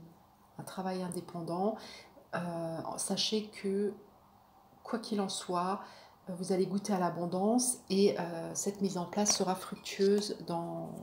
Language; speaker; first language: French; native; French